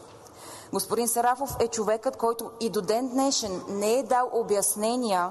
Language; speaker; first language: Bulgarian; native; Bulgarian